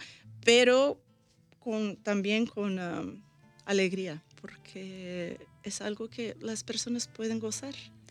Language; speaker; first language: Spanish; early bilingual, heritage; Spanish